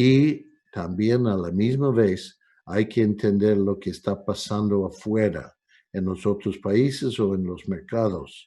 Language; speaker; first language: Spanish; non-native, fluent; English